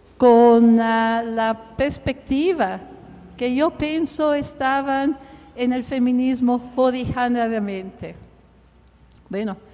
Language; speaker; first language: Spanish; non-native, fluent; Italian